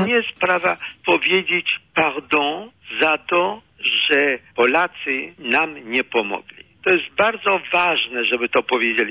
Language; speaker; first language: Polish; early bilingual, heritage; Polish